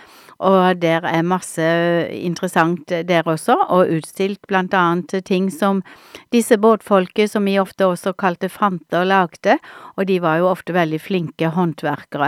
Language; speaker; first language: Norwegian; native; Norwegian